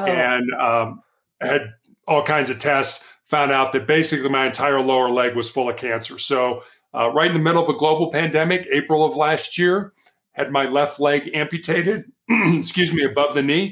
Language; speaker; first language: English; native; English